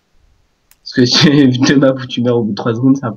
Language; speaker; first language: French; native; French